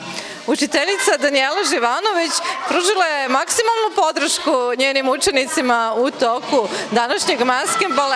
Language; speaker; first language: Serbian; native; Serbian